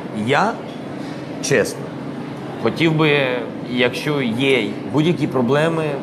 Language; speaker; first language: Ukrainian; non-native, local second language; Russian